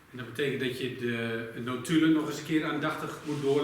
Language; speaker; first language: Dutch; native; Dutch